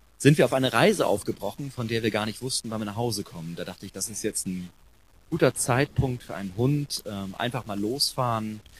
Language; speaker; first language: German; native; German